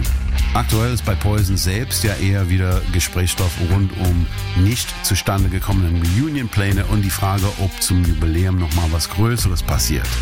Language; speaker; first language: German; native; German